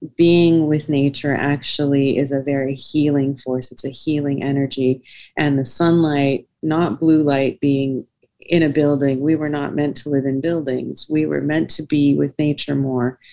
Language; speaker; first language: English; native; English